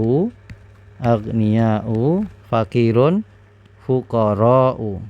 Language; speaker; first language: Arabic; non-native, fluent; Indonesian